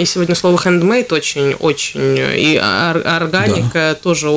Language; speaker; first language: Russian; native; Russian